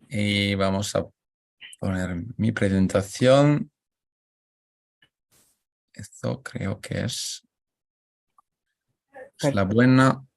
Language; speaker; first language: Spanish; non-native, learner; French